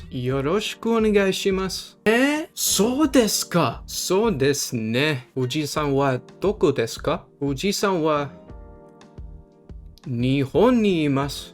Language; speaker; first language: Japanese; non-native, learner; English